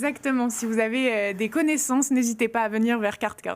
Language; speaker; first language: French; native; French